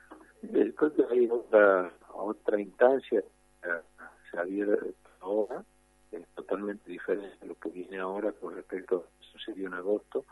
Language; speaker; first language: Spanish; native; Spanish